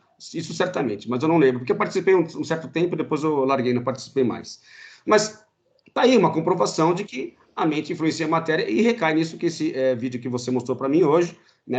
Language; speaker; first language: Portuguese; native; Portuguese